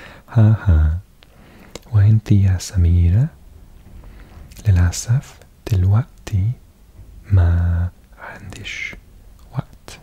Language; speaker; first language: Arabic; non-native, learner; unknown